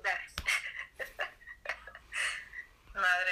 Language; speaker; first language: Spanish; non-native, learner; French